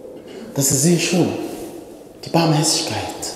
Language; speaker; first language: German; non-native, fluent; Arabic